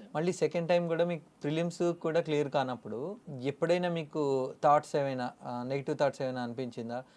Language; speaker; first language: Telugu; native; Telugu